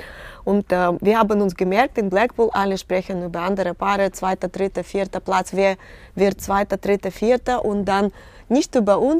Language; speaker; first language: German; non-native, fluent; Russian